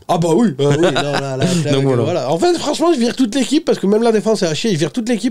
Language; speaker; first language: French; native; French